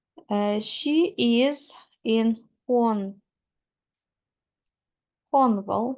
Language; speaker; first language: English; non-native, fluent; Ukrainian